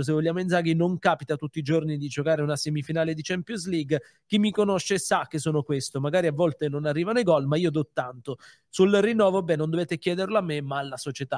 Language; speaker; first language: Italian; native; Italian